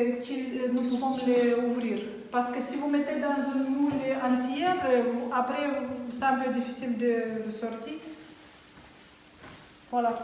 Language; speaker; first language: French; non-native, learner; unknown